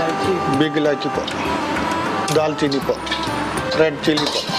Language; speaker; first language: Filipino; non-native, learner; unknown